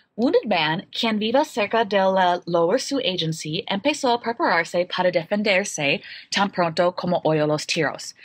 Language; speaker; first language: Spanish; non-native, learner; English